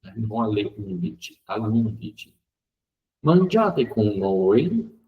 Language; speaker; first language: Italian; non-native, fluent; Portuguese